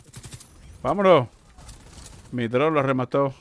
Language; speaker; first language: Spanish; native; Spanish